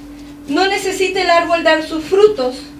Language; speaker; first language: Spanish; native; Spanish